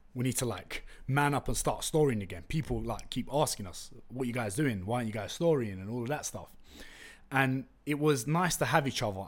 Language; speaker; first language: English; non-native, local second language; Turkish